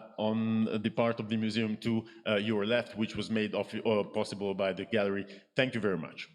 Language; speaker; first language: English; non-native, fluent; Hebrew